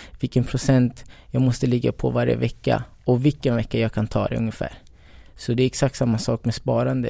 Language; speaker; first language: Swedish; early bilingual, other home language; Spanish